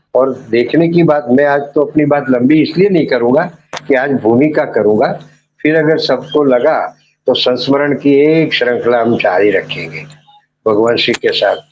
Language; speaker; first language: Hindi; non-native, local second language; Gujarati